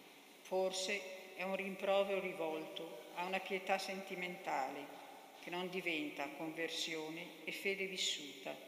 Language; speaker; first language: Italian; native; Italian